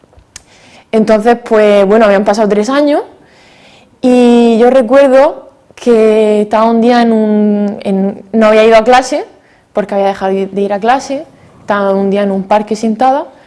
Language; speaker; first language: Spanish; native; Spanish